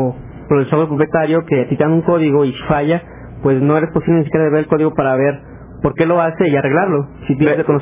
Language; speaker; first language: Spanish; native; Spanish